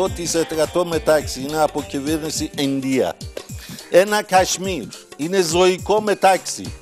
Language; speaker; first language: Greek; non-native, learner; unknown